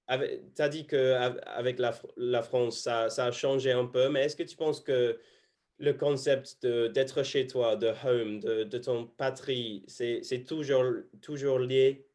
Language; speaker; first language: French; non-native, fluent; English